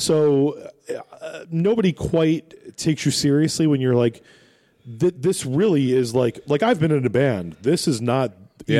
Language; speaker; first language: English; native; English